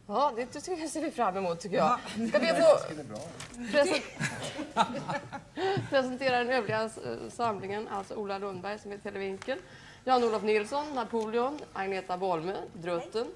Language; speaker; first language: Swedish; native; Swedish